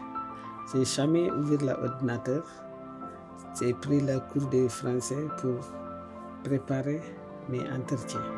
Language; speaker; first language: French; non-native, learner; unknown